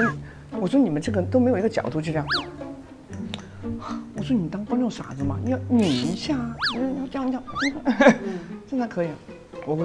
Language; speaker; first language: Chinese; native; Chinese